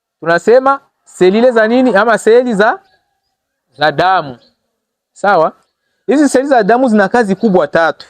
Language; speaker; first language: Swahili; non-native, local second language; Rundi